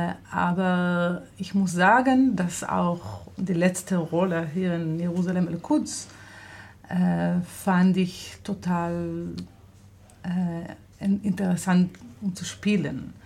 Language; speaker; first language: German; non-native, fluent; Hebrew